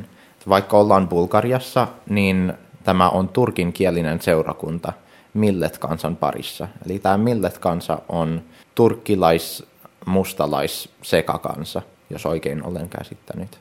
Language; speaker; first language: Finnish; early bilingual, heritage; Finnish